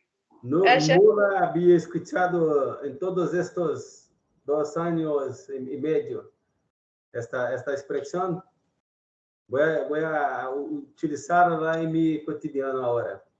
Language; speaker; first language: Spanish; non-native, learner; Portuguese